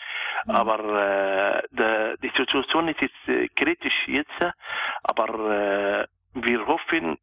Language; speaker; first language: German; non-native, local second language; Arabic